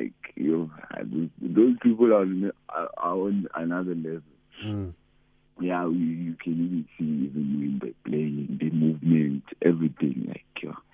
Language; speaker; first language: English; non-native, local second language; Venda